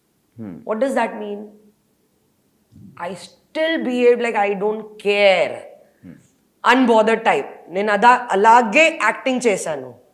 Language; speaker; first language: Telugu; non-native, local second language; Hindi